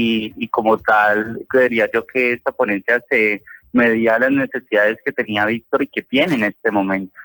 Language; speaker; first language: Spanish; native; Spanish